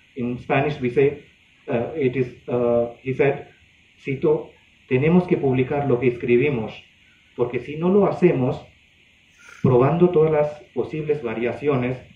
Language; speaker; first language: Spanish; non-native, fluent; Hindi